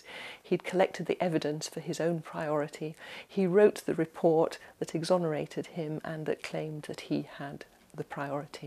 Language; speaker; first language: English; native; English